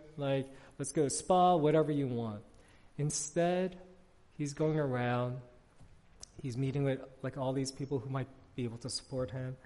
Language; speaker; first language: English; native; English